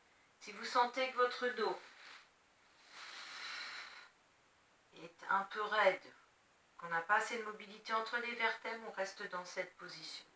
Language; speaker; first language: French; native; French